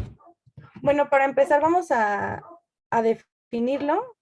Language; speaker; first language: Spanish; native; Spanish